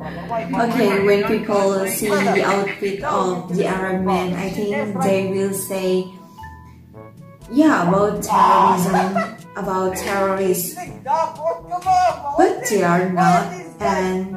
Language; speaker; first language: English; non-native, learner; Indonesian